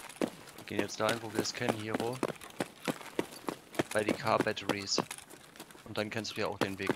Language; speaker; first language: German; native; German